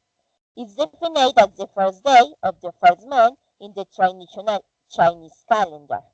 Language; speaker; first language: English; non-native, fluent; Spanish